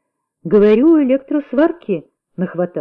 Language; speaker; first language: Russian; native; Russian